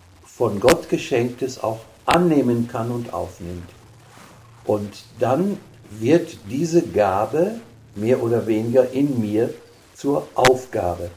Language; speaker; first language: German; native; German